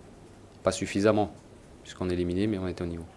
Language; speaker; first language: French; native; French